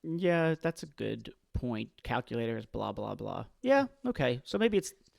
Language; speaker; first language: English; native; English